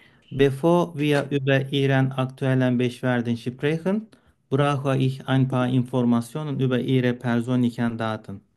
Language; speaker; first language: German; non-native, learner; Turkish